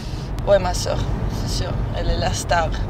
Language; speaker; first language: French; non-native, learner; Serbian